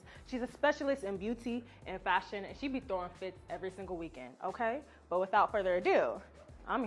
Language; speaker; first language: English; native; English